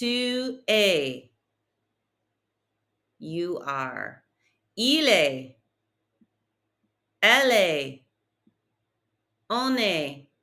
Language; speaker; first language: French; non-native, fluent; English